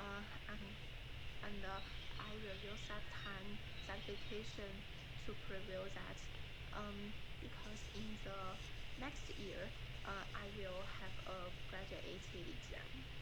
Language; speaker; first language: English; non-native, learner; Chinese